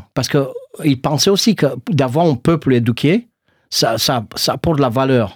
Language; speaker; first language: French; non-native, fluent; Romanian